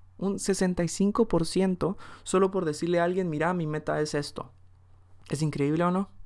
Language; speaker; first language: Spanish; early bilingual, heritage; Spanish